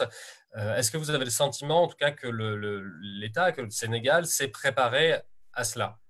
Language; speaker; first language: French; native; French